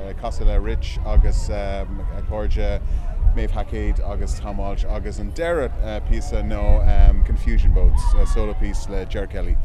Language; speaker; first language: Irish; non-native, local second language; English